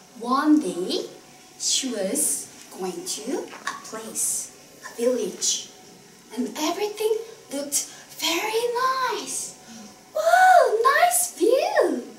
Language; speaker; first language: English; non-native, fluent; Korean